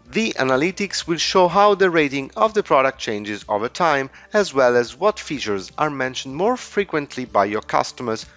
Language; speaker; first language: English; non-native, fluent; Italian